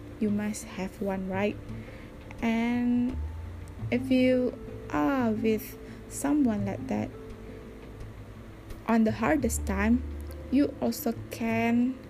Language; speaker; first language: English; non-native, learner; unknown